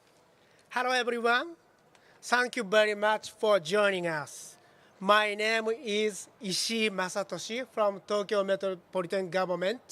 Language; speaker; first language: English; non-native, fluent; Japanese